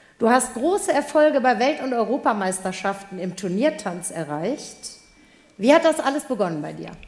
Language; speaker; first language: German; native; German